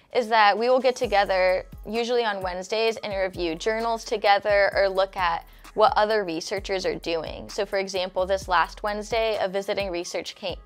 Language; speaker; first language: English; native; English